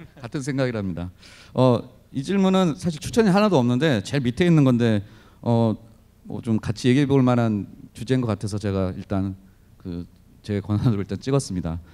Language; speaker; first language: Korean; native; Korean